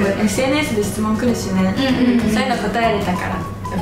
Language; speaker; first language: Japanese; native; Japanese